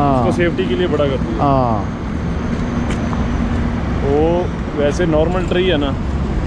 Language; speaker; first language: Hindi; non-native, local second language; Punjabi